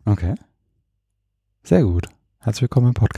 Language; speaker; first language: German; native; German